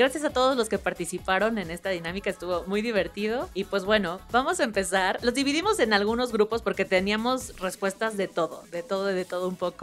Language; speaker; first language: Spanish; native; Spanish